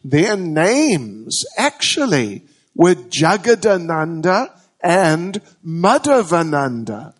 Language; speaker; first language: English; native; English